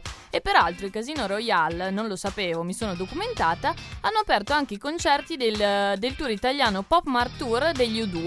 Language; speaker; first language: Italian; native; Italian